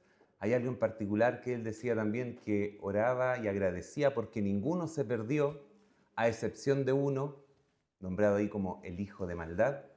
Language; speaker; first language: Spanish; native; Spanish